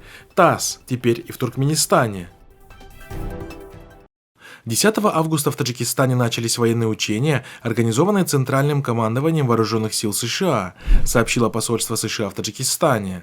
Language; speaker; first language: Russian; native; Russian